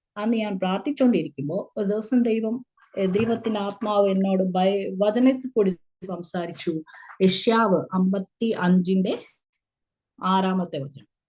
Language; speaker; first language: Malayalam; early bilingual, heritage; Malayalam